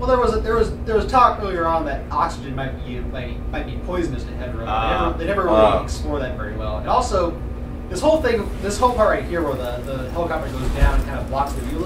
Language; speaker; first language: English; native; English